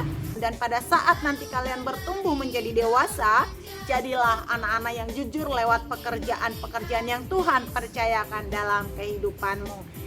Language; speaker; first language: Indonesian; native; Indonesian